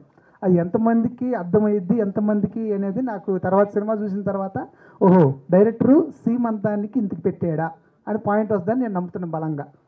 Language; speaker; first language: Telugu; native; Telugu